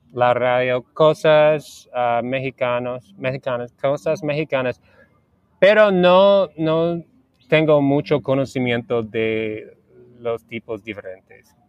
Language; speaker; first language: Spanish; non-native, learner; English